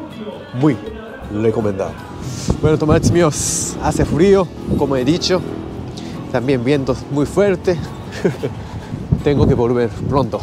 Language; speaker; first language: Spanish; non-native, learner; Japanese